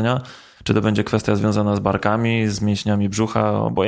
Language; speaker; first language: Polish; native; Polish